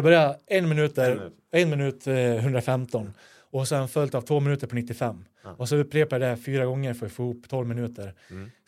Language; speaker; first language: Swedish; native; Swedish